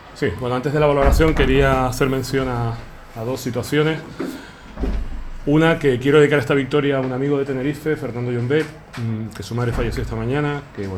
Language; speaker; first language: Spanish; native; Spanish